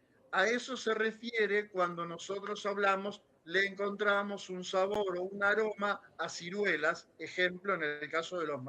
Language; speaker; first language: Spanish; native; Spanish